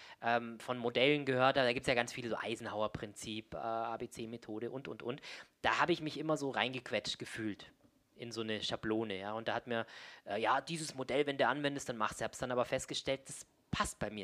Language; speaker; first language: German; native; German